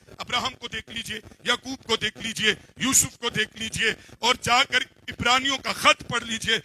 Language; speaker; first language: Urdu; non-native, local second language; Punjabi